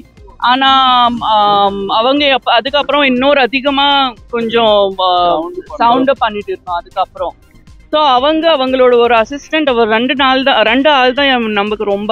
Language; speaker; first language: Tamil; non-native, fluent; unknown